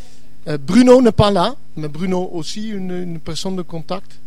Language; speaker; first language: French; non-native, learner; English